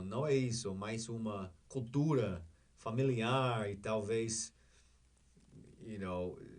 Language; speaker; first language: Portuguese; non-native, learner; English